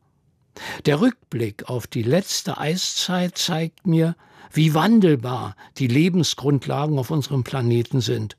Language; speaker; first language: German; native; German